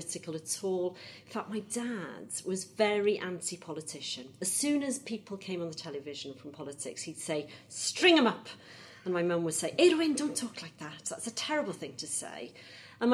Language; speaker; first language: English; native; English